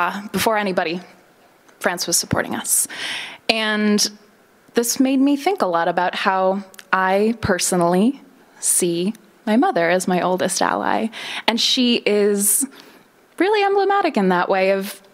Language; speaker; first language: English; native; English